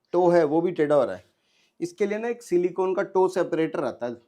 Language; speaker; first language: Hindi; non-native, local second language; Punjabi